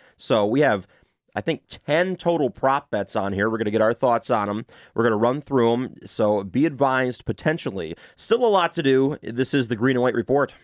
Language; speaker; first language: English; native; English